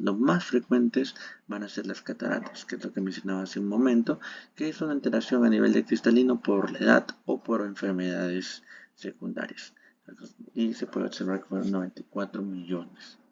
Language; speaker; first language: Spanish; native; Spanish